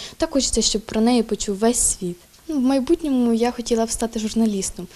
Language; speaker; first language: Ukrainian; native; Ukrainian